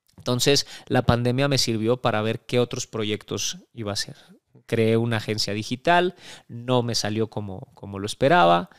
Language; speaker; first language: Spanish; native; Spanish